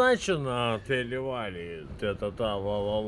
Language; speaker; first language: Russian; native; Russian